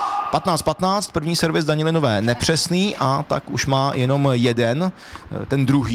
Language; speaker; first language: Czech; native; Czech